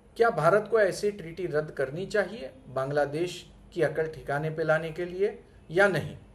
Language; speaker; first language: Hindi; non-native, local second language; Gujarati